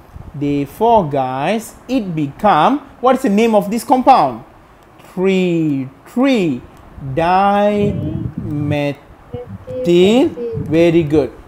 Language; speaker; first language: English; non-native, local second language; Malay